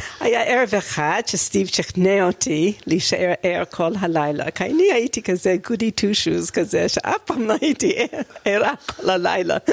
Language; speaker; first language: Hebrew; non-native, fluent; English